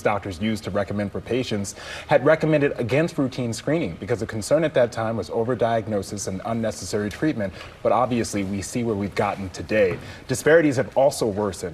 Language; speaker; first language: English; native; English